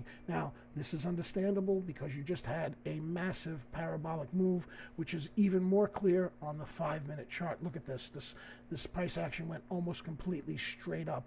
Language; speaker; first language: English; native; English